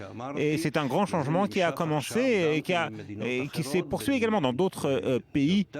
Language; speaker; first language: French; non-native, fluent; Hebrew